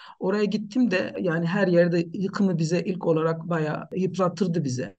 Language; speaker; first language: Turkish; non-native, fluent; Nepali